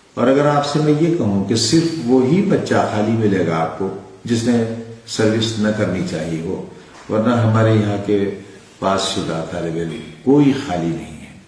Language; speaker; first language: Urdu; native; Urdu